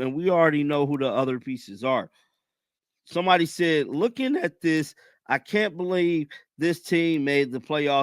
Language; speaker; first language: English; native; English